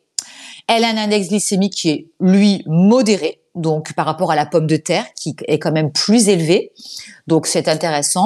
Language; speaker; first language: French; native; French